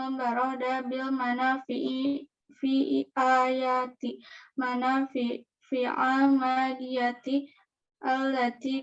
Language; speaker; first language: Arabic; non-native, learner; Indonesian